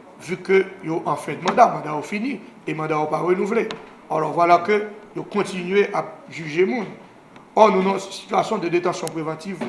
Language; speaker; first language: Haitian Creole; native; Haitian Creole